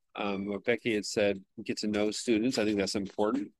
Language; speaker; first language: English; native; English